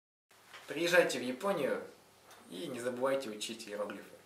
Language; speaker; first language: Russian; native; Russian